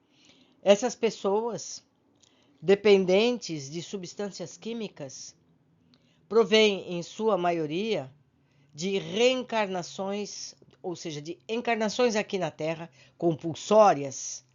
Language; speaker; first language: Portuguese; native; Portuguese